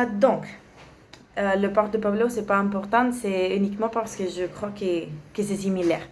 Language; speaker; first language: French; non-native, learner; Spanish